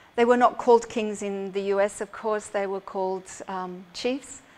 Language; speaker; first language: English; native; English